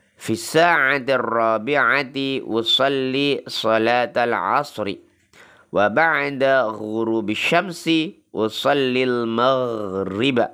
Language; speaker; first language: Arabic; non-native, learner; Indonesian